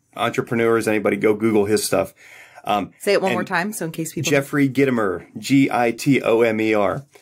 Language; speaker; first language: English; native; English